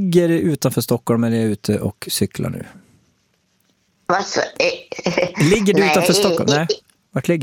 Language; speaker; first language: Swedish; native; Swedish